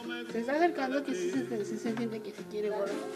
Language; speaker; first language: Spanish; native; Spanish